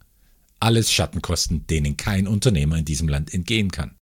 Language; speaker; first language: German; native; German